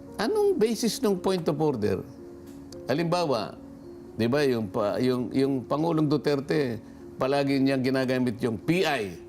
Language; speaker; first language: Filipino; non-native, local second language; Pampanga